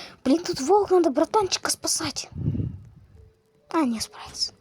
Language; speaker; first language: Russian; native; Russian